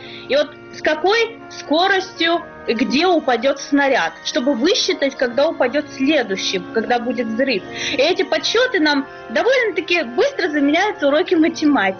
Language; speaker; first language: Russian; native; Russian